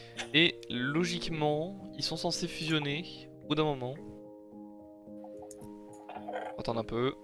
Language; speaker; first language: French; native; French